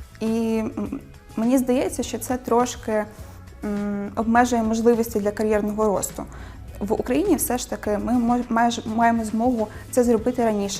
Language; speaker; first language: Ukrainian; native; Ukrainian